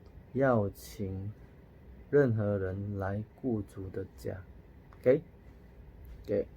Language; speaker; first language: Chinese; non-native, fluent; Indonesian